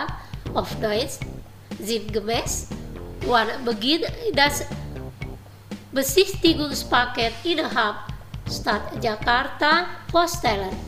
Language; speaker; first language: German; non-native, fluent; Indonesian